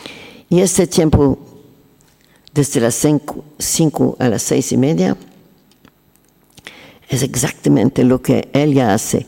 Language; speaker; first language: Spanish; non-native, learner; French